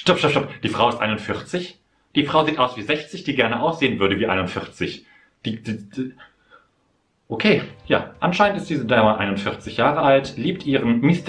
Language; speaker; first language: German; native; German